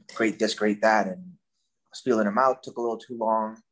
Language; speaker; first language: English; non-native, fluent; Dutch